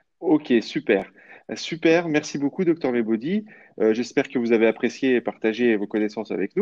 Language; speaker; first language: French; native; French